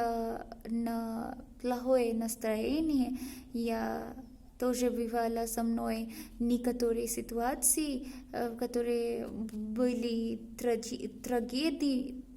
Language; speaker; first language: Russian; non-native, learner; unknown